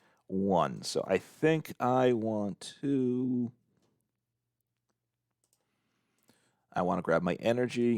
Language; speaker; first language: English; native; English